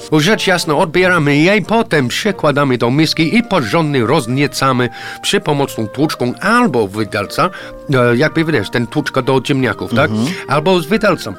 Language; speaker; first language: Polish; non-native, fluent; English